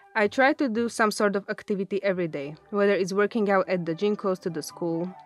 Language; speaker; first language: English; non-native, fluent; Slovak